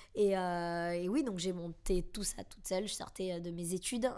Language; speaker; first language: French; native; French